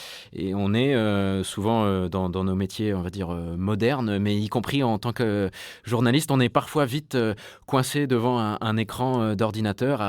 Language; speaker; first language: French; native; French